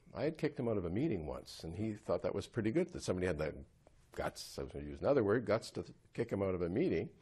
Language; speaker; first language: English; native; English